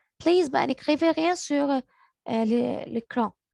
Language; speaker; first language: French; non-native, learner; Arabic